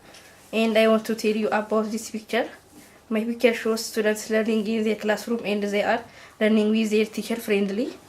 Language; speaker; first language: English; non-native, learner; Amharic